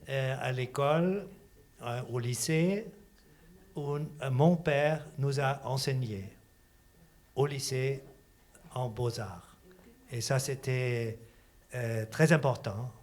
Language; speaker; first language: French; non-native, fluent; German